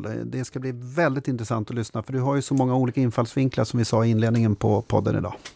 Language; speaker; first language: Swedish; native; Swedish